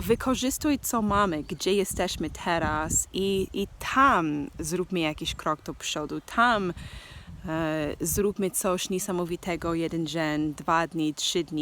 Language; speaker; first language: Polish; non-native, learner; English